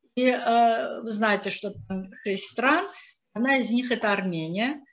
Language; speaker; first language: Russian; non-native, local second language; Azerbaijani